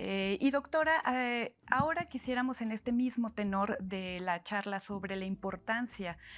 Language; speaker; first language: Spanish; native; Spanish